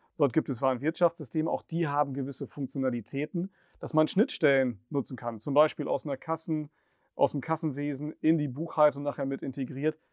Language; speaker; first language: German; native; German